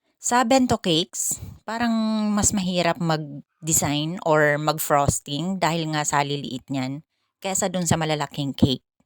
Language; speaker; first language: Filipino; native; Filipino